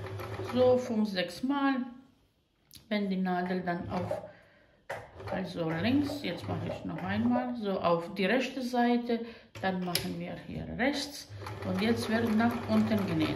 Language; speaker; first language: German; non-native, learner; Croatian